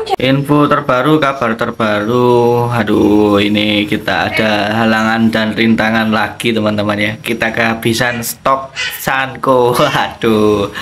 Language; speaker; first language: Indonesian; non-native, local second language; Javanese